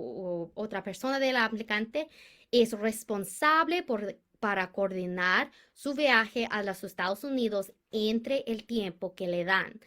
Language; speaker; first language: Spanish; non-native, fluent; English